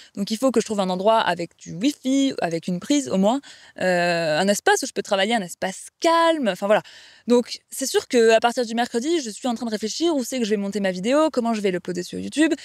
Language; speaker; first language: French; native; French